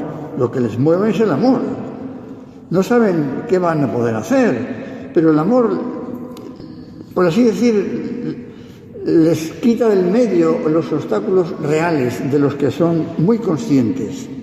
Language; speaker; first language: Spanish; native; Spanish